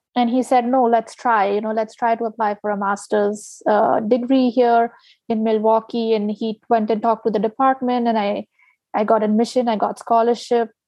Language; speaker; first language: English; non-native, local second language; Hindi